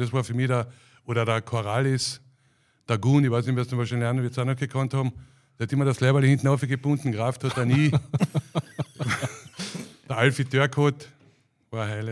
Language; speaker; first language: German; native; German